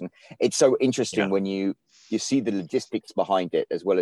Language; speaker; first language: English; native; English